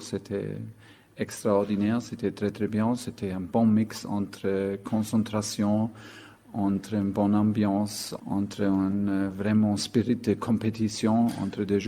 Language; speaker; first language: French; non-native, fluent; German